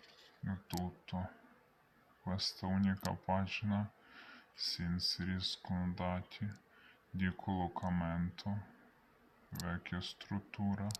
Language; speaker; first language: Italian; non-native, learner; Ukrainian